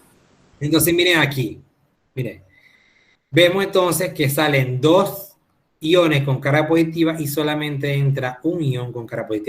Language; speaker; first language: Spanish; native; Spanish